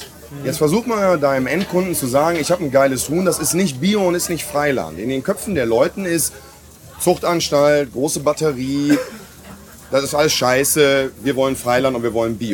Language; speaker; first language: German; native; German